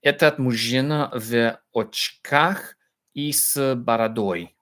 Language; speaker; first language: Russian; non-native, learner; English